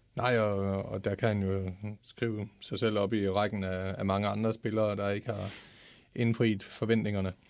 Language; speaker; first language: Danish; native; Danish